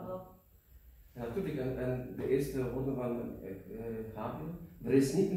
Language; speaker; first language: Dutch; non-native, learner; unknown